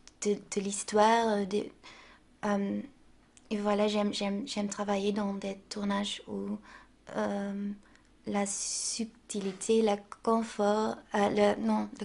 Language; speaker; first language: French; non-native, local second language; Dutch